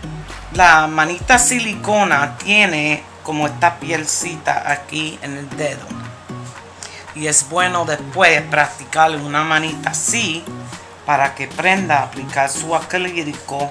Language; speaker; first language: Spanish; early bilingual, heritage; Spanish